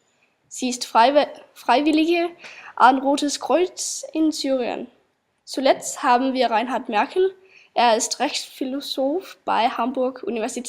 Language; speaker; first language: German; non-native, learner; Danish